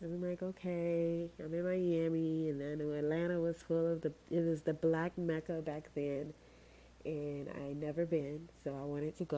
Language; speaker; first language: English; native; English